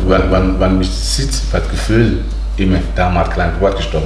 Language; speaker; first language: German; non-native, learner; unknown